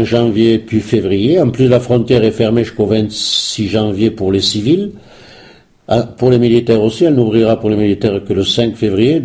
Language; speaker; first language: French; early bilingual, other home language; Spanish